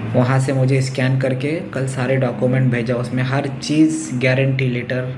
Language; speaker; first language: Hindi; non-native, local second language; Urdu